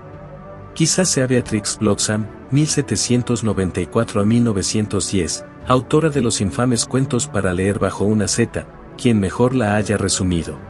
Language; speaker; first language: Spanish; native; Spanish